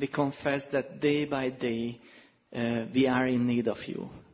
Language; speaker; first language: English; non-native, fluent; Hungarian